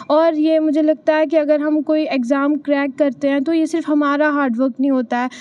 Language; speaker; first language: Hindi; native; Hindi